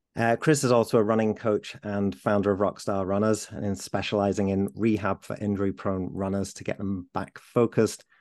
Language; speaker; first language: English; native; English